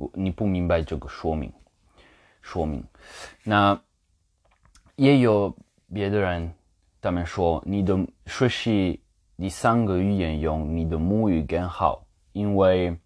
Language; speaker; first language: Chinese; non-native, learner; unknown